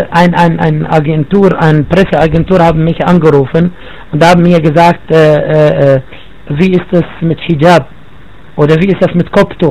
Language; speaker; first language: German; non-native, fluent; Arabic